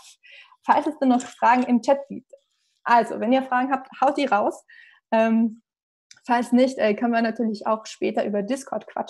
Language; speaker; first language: German; native; German